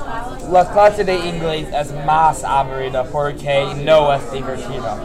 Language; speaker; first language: Spanish; non-native, learner; English